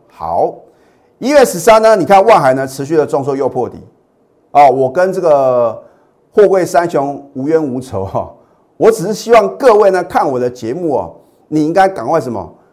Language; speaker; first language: Chinese; native; Chinese